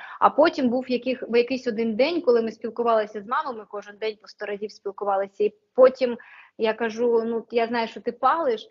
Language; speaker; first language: Ukrainian; non-native, local second language; Russian